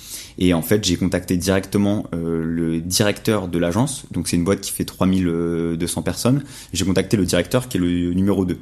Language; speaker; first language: French; native; French